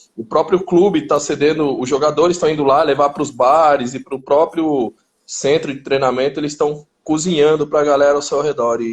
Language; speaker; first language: Portuguese; early bilingual, other home language; Spanish